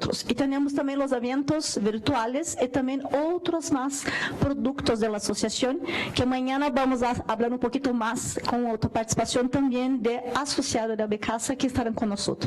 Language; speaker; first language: Portuguese; non-native, learner; Spanish